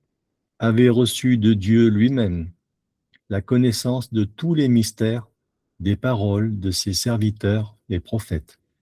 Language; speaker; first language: French; native; French